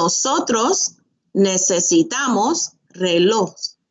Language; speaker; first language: Spanish; non-native, fluent; English